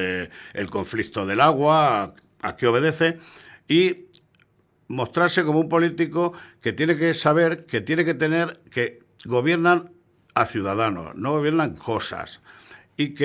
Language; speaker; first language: Spanish; native; Spanish